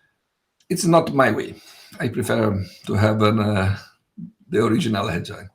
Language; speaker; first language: English; non-native, fluent; Italian